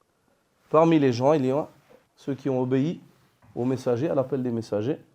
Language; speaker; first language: French; native; French